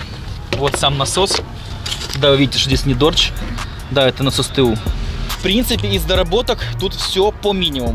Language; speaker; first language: Russian; native; Russian